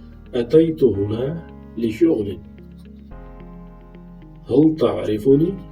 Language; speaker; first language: Arabic; non-native, fluent; Urdu